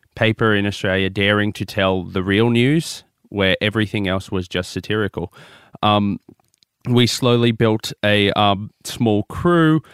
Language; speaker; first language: English; native; English